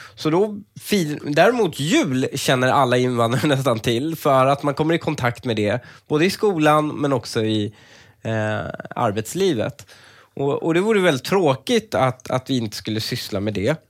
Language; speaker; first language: Swedish; early bilingual, other home language; Persian